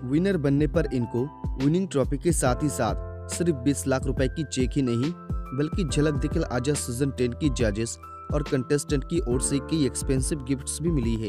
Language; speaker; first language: Hindi; native; Hindi